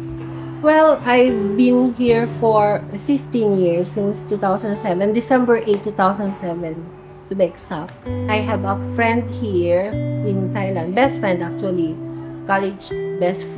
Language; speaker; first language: English; non-native, local second language; Filipino